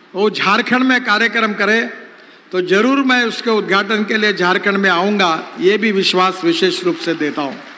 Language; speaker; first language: Hindi; non-native, local second language; Marathi